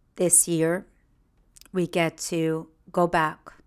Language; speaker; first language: English; early bilingual, other home language; Russian